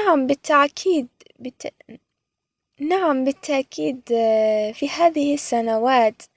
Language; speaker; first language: Arabic; non-native, fluent; Persian